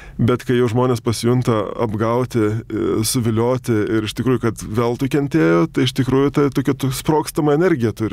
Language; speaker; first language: Lithuanian; native; Lithuanian